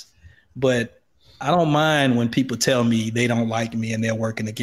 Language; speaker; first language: English; native; English